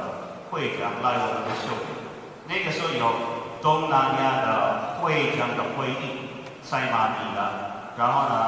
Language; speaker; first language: Chinese; non-native, fluent; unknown